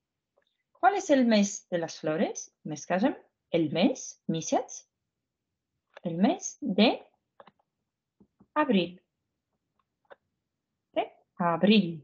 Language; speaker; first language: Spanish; non-native, fluent; Ukrainian